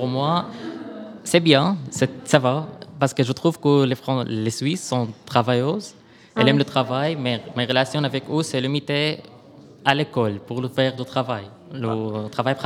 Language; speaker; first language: French; non-native, learner; Arabic